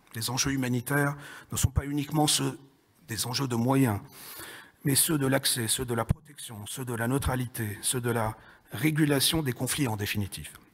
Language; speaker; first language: French; native; French